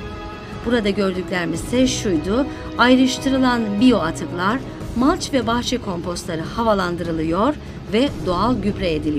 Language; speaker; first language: Turkish; native; Turkish